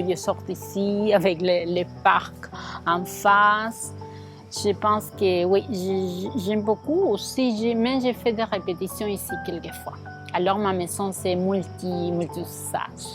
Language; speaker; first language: French; non-native, fluent; Spanish